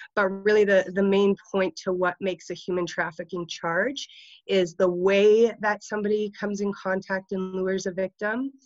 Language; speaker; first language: English; native; English